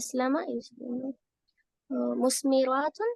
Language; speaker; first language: Arabic; non-native, learner; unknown